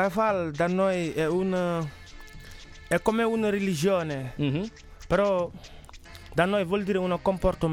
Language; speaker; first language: Italian; non-native, learner; Wolof